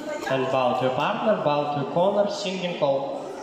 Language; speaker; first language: English; non-native, fluent; Russian